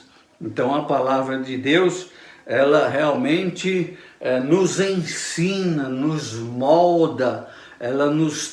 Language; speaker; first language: Portuguese; native; Portuguese